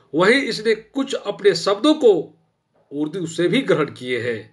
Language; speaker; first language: Hindi; non-native, local second language; Bhojpuri